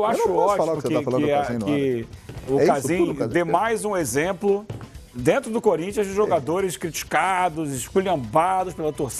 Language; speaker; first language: Portuguese; native; Portuguese